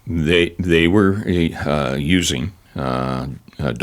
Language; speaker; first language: English; native; English